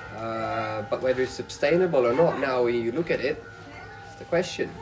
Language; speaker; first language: English; non-native, fluent; Swedish